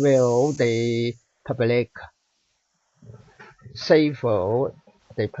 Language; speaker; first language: English; non-native, learner; Chinese